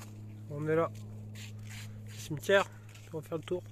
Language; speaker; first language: French; native; French